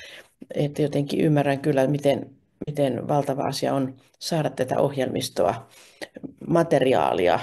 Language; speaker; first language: Finnish; native; Finnish